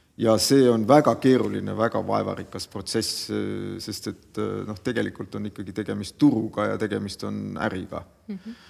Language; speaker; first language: Estonian; native; Estonian